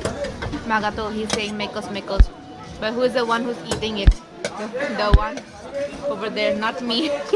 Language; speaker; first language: English; non-native, local second language; Hindi